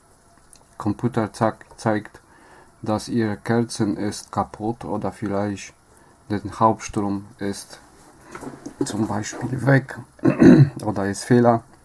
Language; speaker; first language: German; non-native, learner; Polish